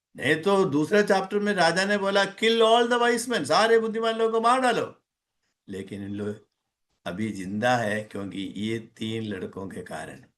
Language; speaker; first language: Hindi; non-native, local second language; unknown